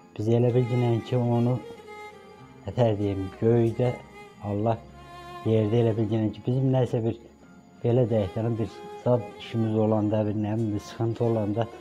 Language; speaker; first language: Azerbaijani; native; Azerbaijani